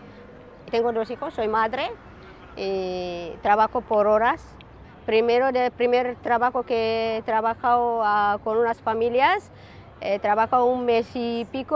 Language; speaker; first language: Spanish; non-native, learner; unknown